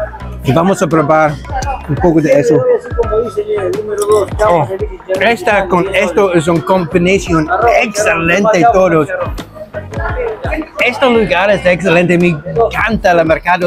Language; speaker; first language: Spanish; non-native, learner; English